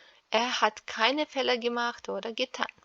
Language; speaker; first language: German; non-native, fluent; Serbian